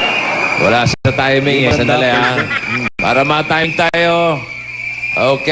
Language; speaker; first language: Filipino; native; Filipino